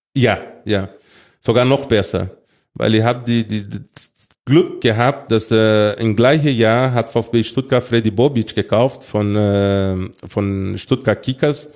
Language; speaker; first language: German; non-native, fluent; Portuguese